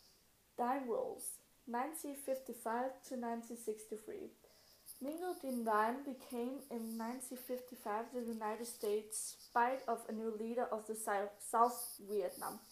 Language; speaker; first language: English; non-native, learner; Danish